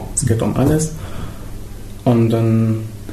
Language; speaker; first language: German; non-native, fluent; Arabic